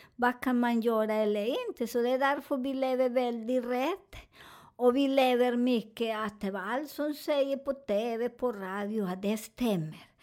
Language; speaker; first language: Swedish; non-native, learner; Spanish